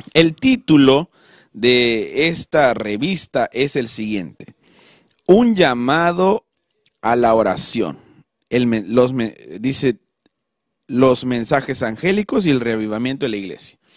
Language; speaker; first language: Spanish; native; Spanish